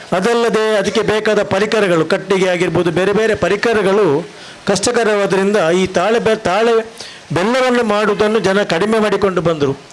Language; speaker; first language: Kannada; non-native, local second language; Tulu